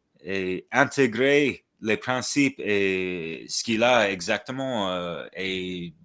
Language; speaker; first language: French; non-native, fluent; English